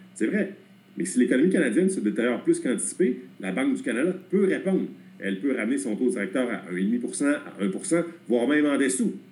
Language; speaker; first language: French; native; French